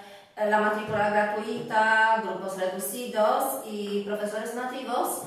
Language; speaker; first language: Spanish; non-native, fluent; Polish